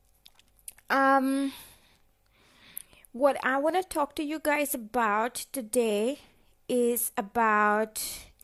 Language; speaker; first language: English; non-native, local second language; Hindi